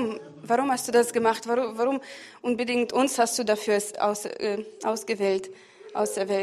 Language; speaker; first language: German; non-native, fluent; Russian